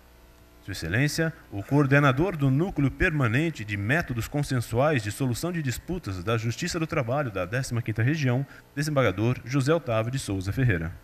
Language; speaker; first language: Portuguese; native; Portuguese